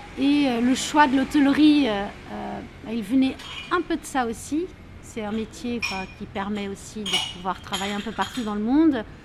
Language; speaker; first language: French; non-native, fluent; Portuguese